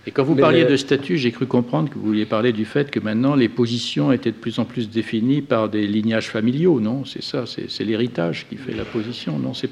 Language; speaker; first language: French; native; French